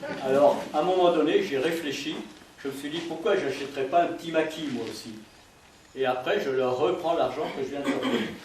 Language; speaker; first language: French; native; French